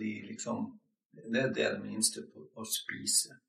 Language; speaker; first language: Norwegian; non-native, fluent; English